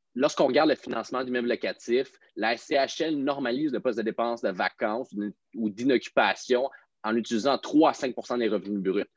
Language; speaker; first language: French; native; French